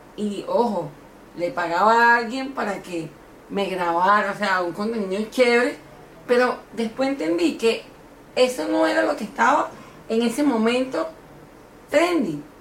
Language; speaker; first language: Spanish; native; Spanish